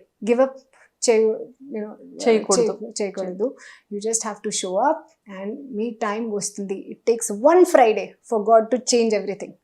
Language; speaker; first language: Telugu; non-native, local second language; Hindi